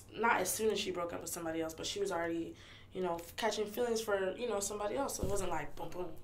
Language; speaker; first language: English; early bilingual, other home language; Haitian Creole